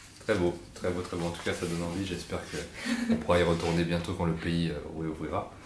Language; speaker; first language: French; native; French